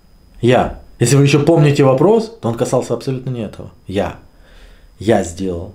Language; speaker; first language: Russian; native; Russian